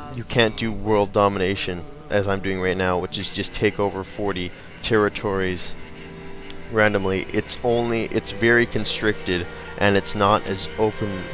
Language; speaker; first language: English; native; English